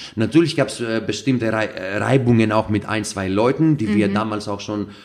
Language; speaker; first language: German; non-native, fluent; Greek